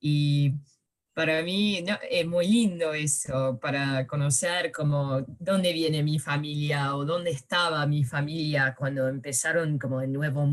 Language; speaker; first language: Spanish; early bilingual, heritage; Spanish